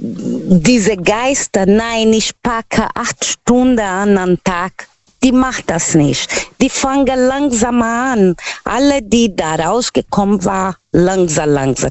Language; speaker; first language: German; non-native, learner; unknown